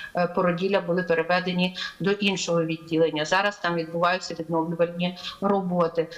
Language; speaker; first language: Ukrainian; native; Ukrainian